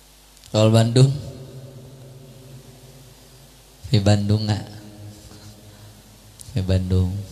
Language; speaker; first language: Arabic; non-native, fluent; Indonesian